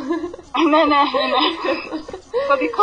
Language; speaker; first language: Greek; non-native, learner; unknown